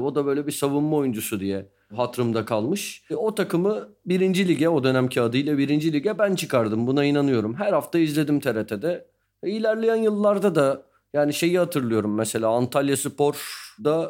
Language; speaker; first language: Turkish; native; Turkish